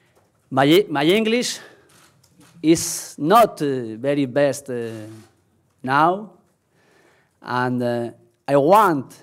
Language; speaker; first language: English; non-native, learner; Spanish